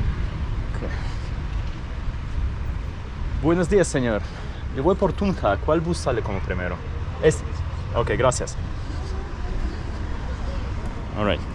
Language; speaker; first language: Spanish; non-native, fluent; Russian